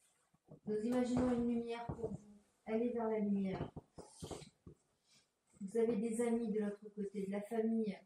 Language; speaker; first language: French; native; French